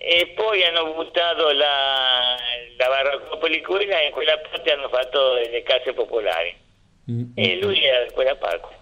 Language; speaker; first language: Italian; non-native, fluent; Spanish